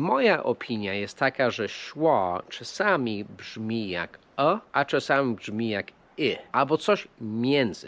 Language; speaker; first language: Polish; non-native, fluent; English